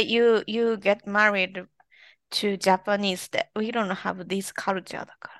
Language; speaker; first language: English; non-native, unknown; Japanese